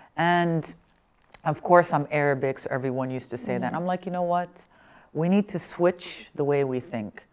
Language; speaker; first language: English; early bilingual, other home language; Arabic